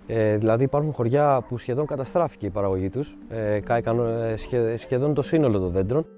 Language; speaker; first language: Greek; native; Greek